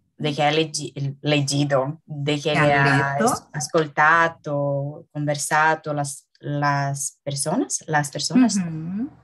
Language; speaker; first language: Italian; non-native, learner; Portuguese